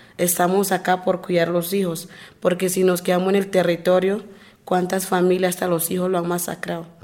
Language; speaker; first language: Spanish; non-native, local second language; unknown